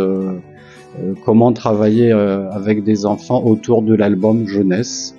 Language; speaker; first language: French; native; French